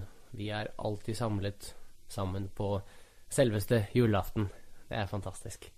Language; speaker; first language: Norwegian; early bilingual, other home language; Russian